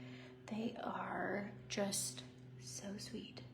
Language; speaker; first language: English; native; English